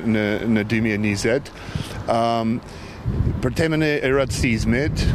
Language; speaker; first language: Albanian; non-native, fluent; English